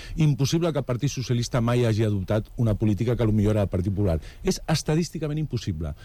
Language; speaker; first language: Catalan; native; Catalan